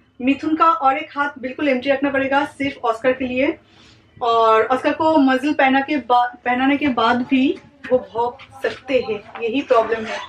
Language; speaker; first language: Hindi; non-native, local second language; Bangla